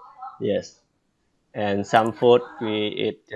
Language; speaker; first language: English; non-native, learner; Vietnamese